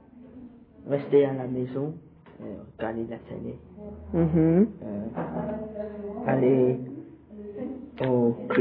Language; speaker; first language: French; non-native, learner; English